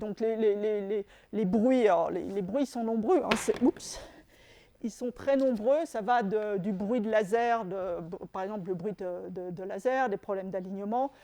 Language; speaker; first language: French; native; French